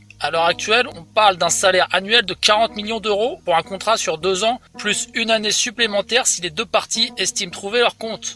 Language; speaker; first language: French; native; French